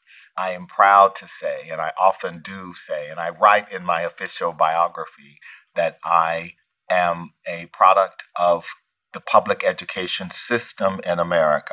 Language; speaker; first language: English; native; English